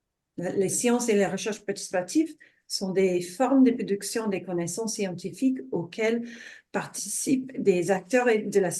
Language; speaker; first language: French; non-native, fluent; English